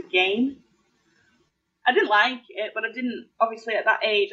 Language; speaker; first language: English; native; English